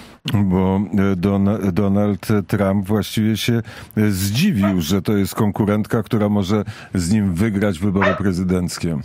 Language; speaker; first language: Polish; native; Polish